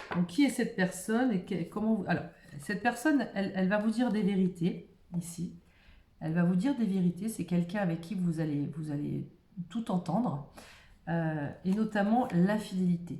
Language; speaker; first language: French; native; French